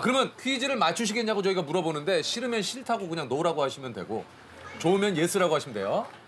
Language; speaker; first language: Korean; native; Korean